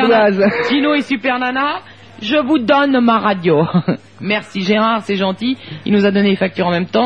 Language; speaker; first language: French; native; French